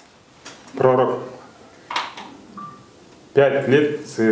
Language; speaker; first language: Russian; non-native, learner; Kyrgyz